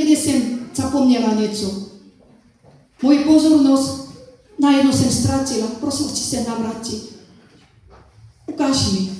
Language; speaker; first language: Czech; non-native, fluent; Korean